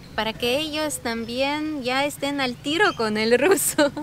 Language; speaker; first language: Spanish; non-native, fluent; Ukrainian